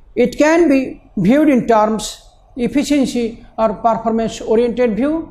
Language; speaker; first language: English; non-native, local second language; Bangla